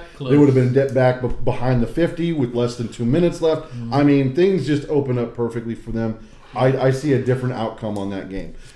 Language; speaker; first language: English; native; English